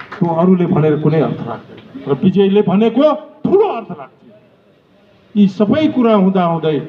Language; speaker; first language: Nepali; non-native, local second language; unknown